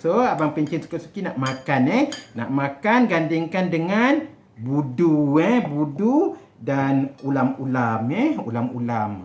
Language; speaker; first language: Malay; native; Malay